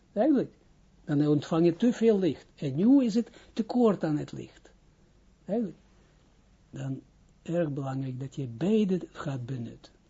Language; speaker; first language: Dutch; non-native, fluent; Hebrew